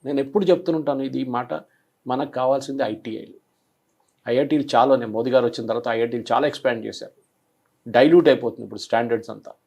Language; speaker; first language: Telugu; non-native, local second language; Malayalam